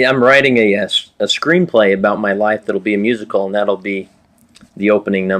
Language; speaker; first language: English; native; English